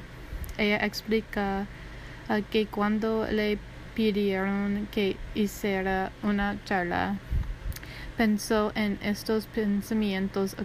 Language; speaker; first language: Spanish; non-native, learner; English